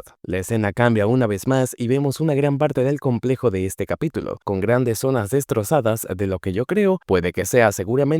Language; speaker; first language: Spanish; native; Spanish